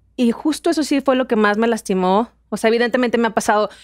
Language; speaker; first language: Spanish; native; Spanish